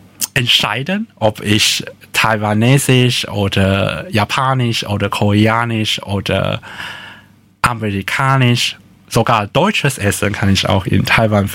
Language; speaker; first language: German; non-native, learner; Chinese